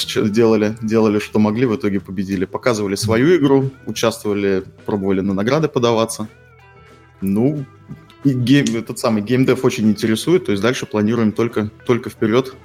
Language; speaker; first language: Russian; native; Russian